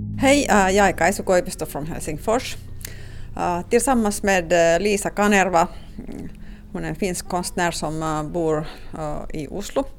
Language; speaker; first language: Swedish; non-native, local second language; Finnish